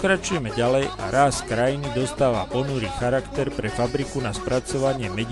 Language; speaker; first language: Slovak; native; Slovak